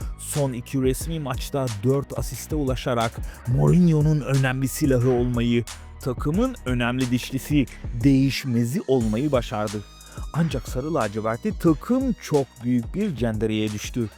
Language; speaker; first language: Turkish; native; Turkish